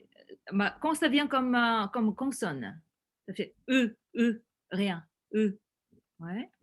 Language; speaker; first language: French; non-native, fluent; Korean